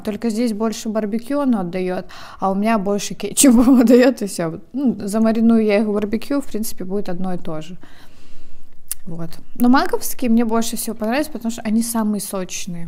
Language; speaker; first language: Russian; native; Russian